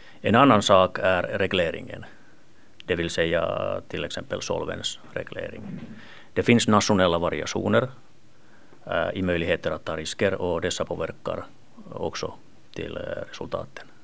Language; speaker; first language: Swedish; non-native, local second language; Finnish